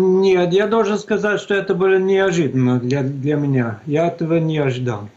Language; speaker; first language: Russian; non-native, fluent; Swedish